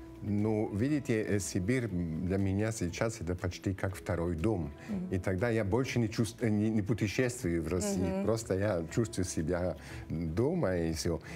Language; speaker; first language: Russian; non-native, fluent; Italian